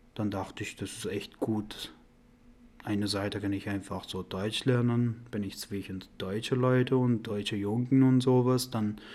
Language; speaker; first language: German; non-native, fluent; Persian